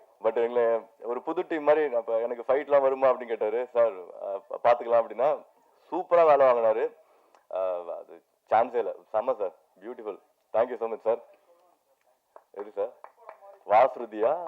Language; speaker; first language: Tamil; native; Tamil